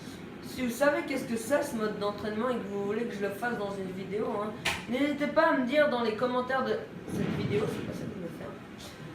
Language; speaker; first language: French; native; French